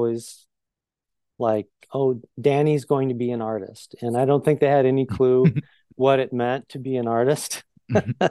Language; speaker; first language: English; native; English